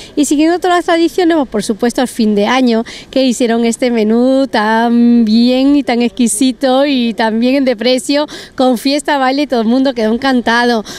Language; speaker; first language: Spanish; native; Spanish